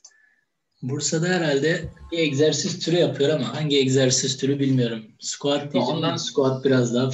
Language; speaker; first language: Turkish; native; Turkish